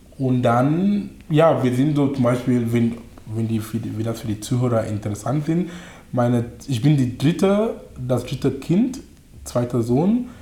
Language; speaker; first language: German; non-native, fluent; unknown